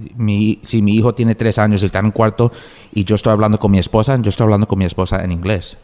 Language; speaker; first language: Spanish; early bilingual, heritage; Spanish